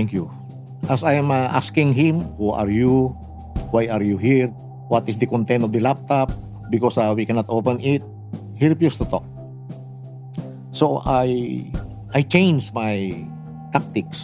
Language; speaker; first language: English; non-native, local second language; Pangasinan